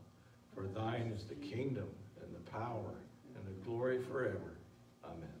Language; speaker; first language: English; native; English